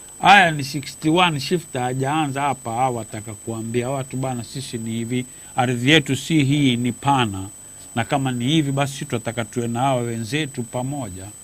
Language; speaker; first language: Swahili; native; Swahili